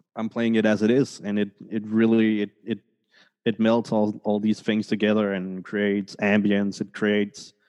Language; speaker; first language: English; early bilingual, other home language; Spanish